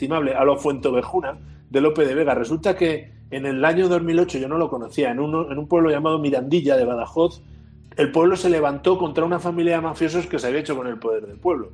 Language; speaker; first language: Spanish; native; Spanish